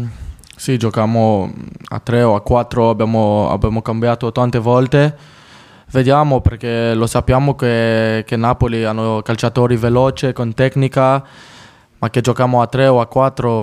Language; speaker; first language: Italian; non-native, fluent; French